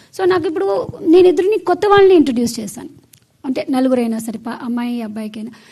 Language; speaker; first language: Telugu; native; Telugu